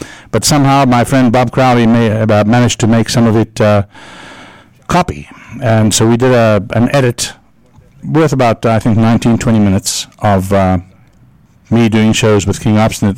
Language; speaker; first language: English; native; English